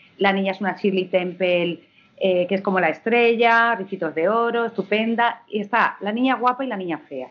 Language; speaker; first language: Spanish; native; Spanish